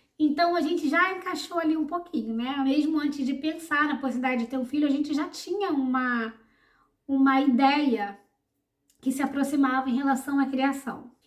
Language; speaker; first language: Portuguese; native; Portuguese